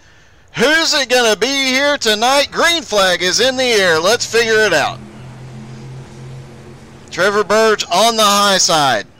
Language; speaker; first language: English; native; English